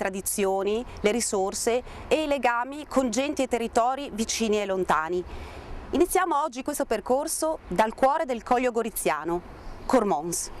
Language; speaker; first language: Italian; native; Italian